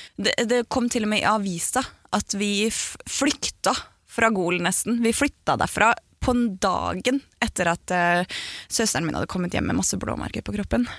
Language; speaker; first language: Norwegian; native; Norwegian